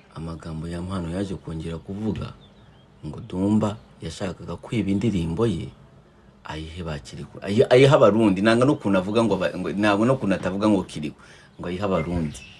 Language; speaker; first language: Kinyarwanda; early bilingual, heritage; Kinyarwanda